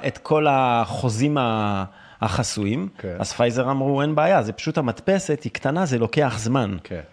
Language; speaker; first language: Hebrew; native; Hebrew